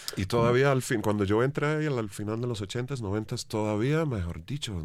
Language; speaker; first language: Spanish; non-native, fluent; English